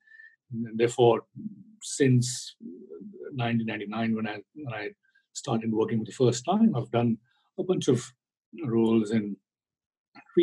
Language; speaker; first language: English; non-native, local second language; Hindi